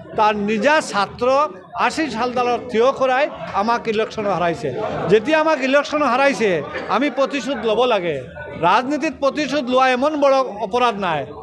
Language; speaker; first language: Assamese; non-native, local second language; Bangla